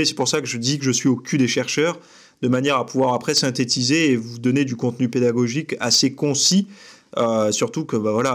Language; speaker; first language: French; native; French